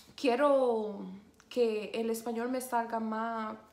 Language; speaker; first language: Spanish; early bilingual, other home language; English